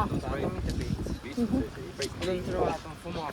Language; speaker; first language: Swedish; early bilingual, other home language; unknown